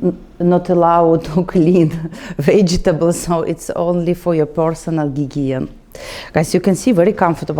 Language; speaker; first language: English; non-native, learner; Russian